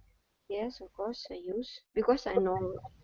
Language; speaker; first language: English; non-native, learner; Russian